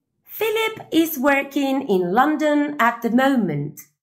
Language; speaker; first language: English; non-native, fluent; Spanish